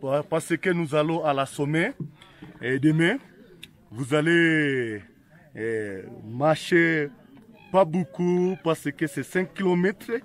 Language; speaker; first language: French; non-native, learner; Swahili